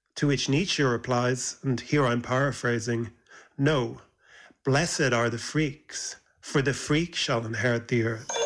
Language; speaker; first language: English; native; English